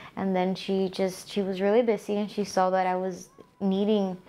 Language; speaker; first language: English; early bilingual, other home language; Spanish